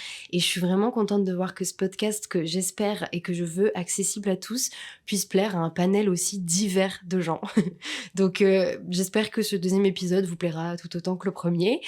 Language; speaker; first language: French; native; French